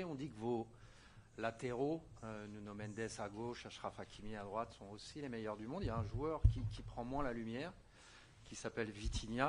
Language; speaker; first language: French; native; French